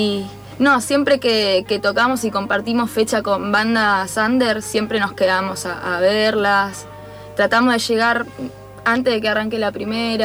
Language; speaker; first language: Spanish; native; Spanish